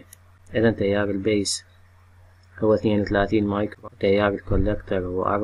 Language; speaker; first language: Arabic; native; Arabic